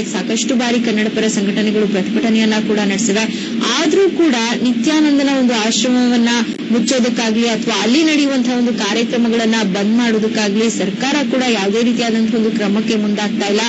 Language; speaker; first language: Kannada; native; Kannada